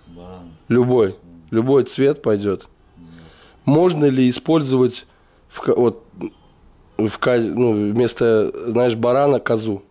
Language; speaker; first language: Russian; native; Russian